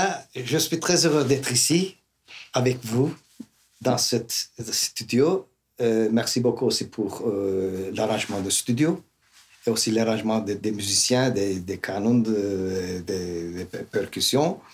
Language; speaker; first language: French; non-native, fluent; Turkish